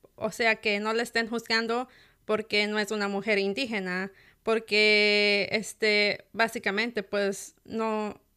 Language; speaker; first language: Spanish; native; Spanish